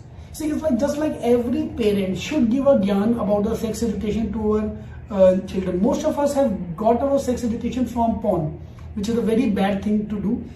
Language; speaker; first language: English; non-native, local second language; Hindi